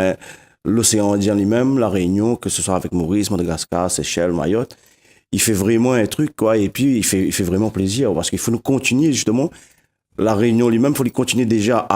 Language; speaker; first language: French; non-native, local second language; Réunion Creole French